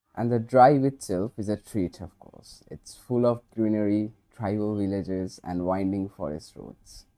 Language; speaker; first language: English; non-native, local second language; Bangla